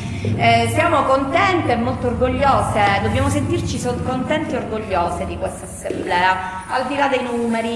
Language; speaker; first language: Italian; native; Italian